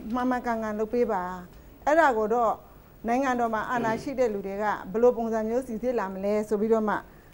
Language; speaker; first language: Burmese; native; Burmese